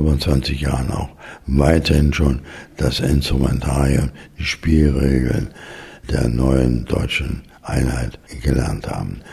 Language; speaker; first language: German; native; German